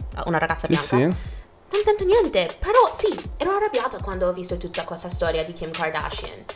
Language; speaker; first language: Italian; non-native, fluent; Jamaican Creole English